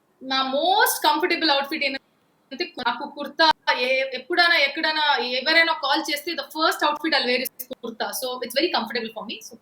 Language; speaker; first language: Telugu; non-native, local second language; Kannada